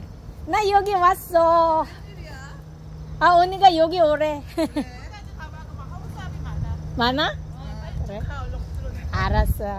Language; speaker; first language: Korean; non-native, learner; Filipino